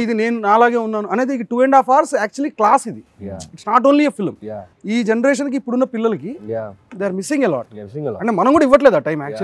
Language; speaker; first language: Telugu; native; Telugu